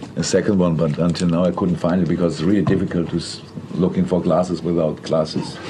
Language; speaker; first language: English; non-native, fluent; German